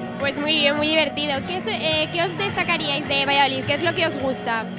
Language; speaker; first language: Spanish; native; Spanish